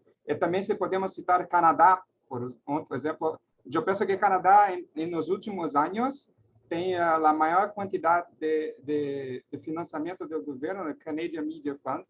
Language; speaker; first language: Spanish; non-native, learner; Portuguese